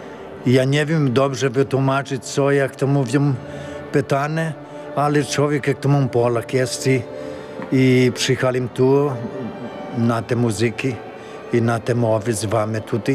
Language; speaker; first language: Polish; early bilingual, heritage; Polish